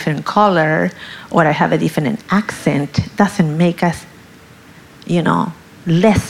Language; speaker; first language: English; non-native, fluent; Spanish